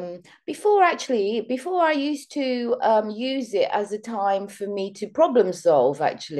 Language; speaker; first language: English; early bilingual, other home language; Seselwa Creole French